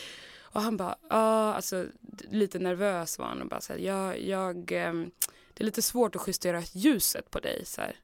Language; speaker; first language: Swedish; native; Swedish